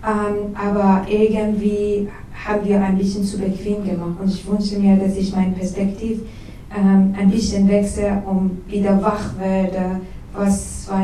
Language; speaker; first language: German; non-native, learner; Persian